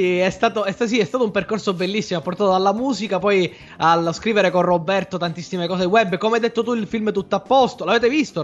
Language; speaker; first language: Italian; native; Italian